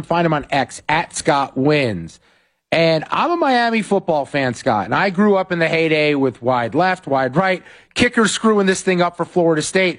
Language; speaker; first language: English; native; English